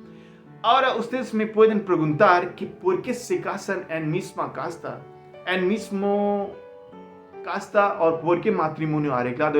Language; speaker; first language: Spanish; non-native, learner; Hindi